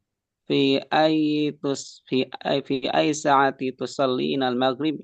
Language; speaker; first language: Arabic; non-native, learner; Indonesian